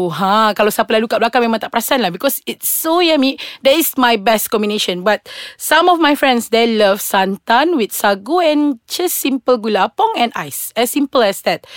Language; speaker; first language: English; non-native, local second language; Malay